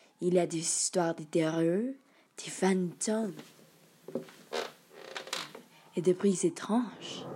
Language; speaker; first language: French; non-native, learner; Spanish